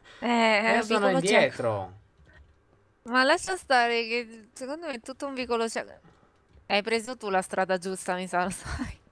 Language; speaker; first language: Italian; native; Italian